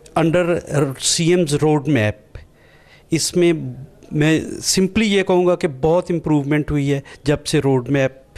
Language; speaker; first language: Urdu; non-native, local second language; Punjabi